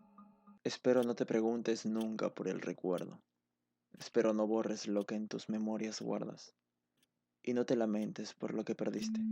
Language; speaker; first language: Spanish; native; Spanish